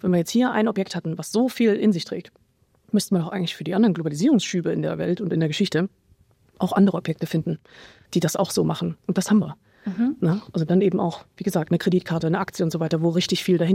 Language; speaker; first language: German; native; German